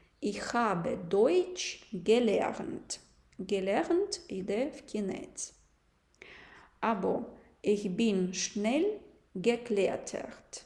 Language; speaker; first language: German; non-native, fluent; Ukrainian